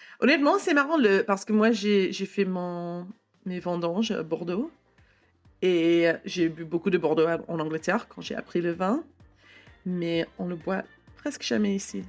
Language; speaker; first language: French; non-native, fluent; English